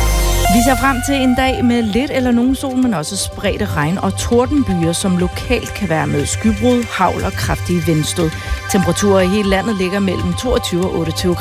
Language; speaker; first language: Danish; native; Danish